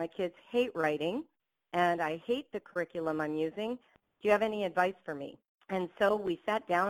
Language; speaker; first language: English; native; English